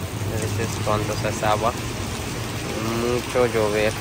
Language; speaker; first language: Spanish; non-native, learner; Urdu